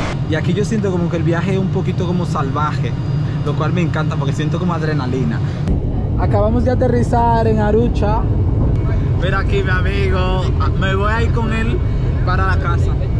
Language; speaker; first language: Spanish; native; Spanish